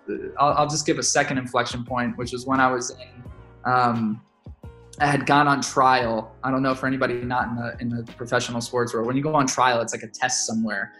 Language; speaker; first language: English; native; English